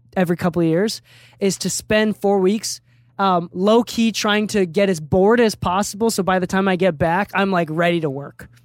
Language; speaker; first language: English; early bilingual, other home language; Japanese